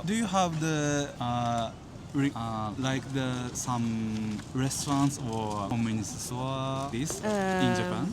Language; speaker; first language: English; non-native, learner; Japanese